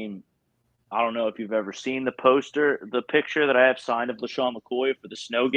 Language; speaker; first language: English; native; English